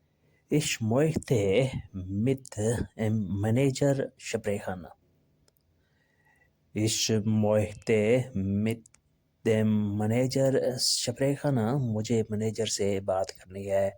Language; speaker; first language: German; non-native, learner; Urdu